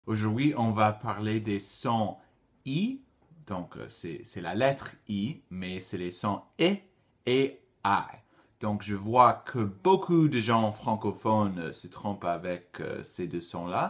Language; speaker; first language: French; non-native, fluent; English